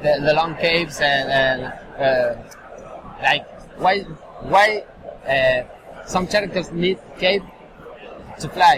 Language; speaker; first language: English; non-native, learner; Spanish